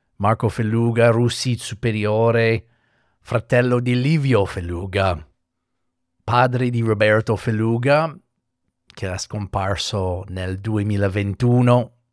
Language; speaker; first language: Italian; non-native, fluent; English